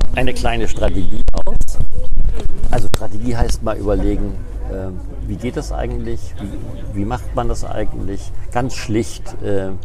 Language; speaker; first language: German; native; German